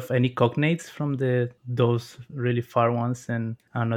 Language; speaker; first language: English; non-native, fluent; Spanish